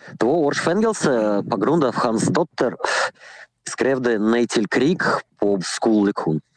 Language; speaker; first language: Swedish; non-native, fluent; Russian